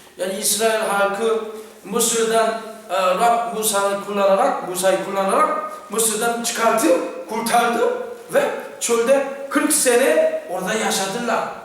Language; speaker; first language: Turkish; non-native, fluent; Korean